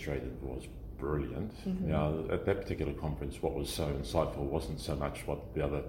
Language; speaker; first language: English; native; English